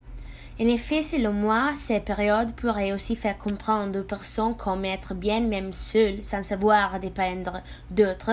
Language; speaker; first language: French; non-native, fluent; Italian